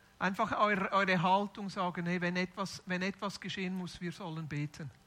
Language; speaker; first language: German; native; German